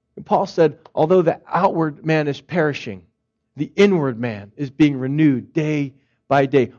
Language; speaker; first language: English; native; English